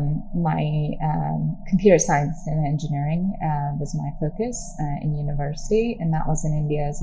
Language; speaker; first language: English; non-native, local second language; Tamil